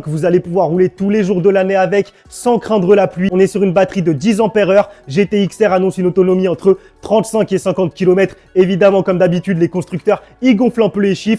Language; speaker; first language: French; native; French